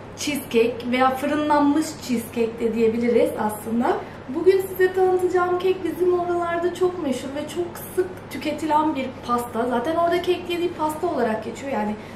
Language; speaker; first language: Turkish; early bilingual, heritage; Turkish